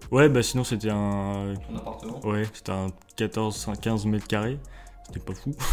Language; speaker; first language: French; native; French